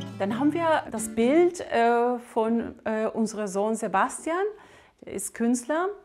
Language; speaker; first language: German; non-native, fluent; Spanish